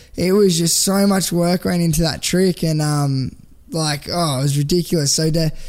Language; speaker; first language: English; native; English